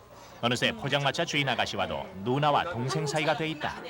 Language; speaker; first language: Korean; native; Korean